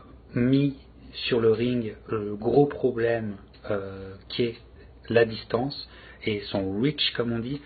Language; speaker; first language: French; native; French